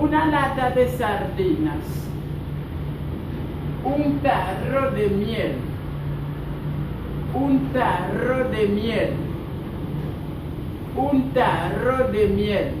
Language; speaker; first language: Spanish; non-native, fluent; Haitian Creole